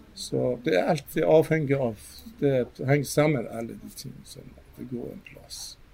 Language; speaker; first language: Norwegian; non-native, fluent; Persian